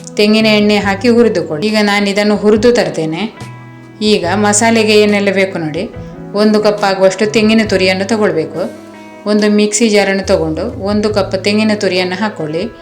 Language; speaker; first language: Kannada; non-native, local second language; Konkani